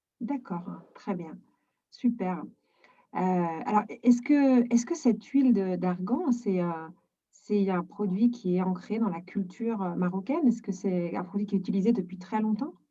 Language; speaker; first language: French; native; French